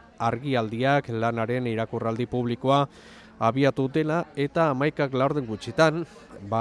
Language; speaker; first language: Basque; native; Basque